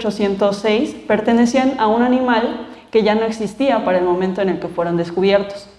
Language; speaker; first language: Spanish; native; Spanish